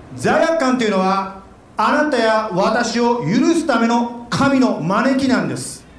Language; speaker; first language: Japanese; native; Japanese